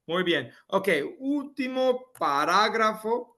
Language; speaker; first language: Spanish; non-native, fluent; English